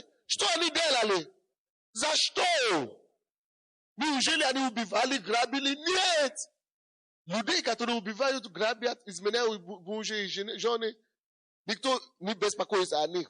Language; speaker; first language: Russian; non-native, fluent; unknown